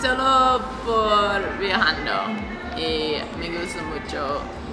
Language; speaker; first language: Spanish; non-native, learner; English